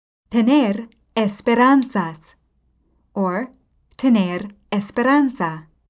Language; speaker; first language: Spanish; non-native, fluent; English